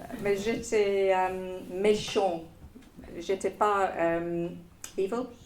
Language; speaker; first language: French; non-native, fluent; English